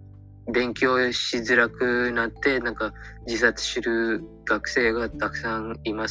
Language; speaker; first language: Japanese; non-native, fluent; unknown